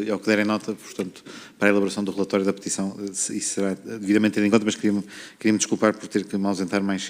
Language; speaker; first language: Portuguese; native; Portuguese